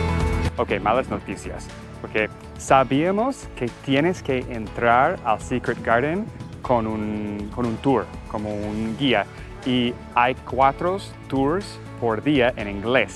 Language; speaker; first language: Spanish; non-native, fluent; English